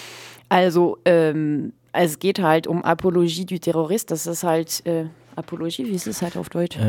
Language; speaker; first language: German; native; German